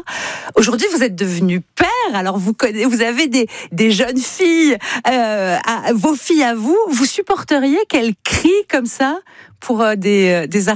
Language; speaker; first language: French; native; French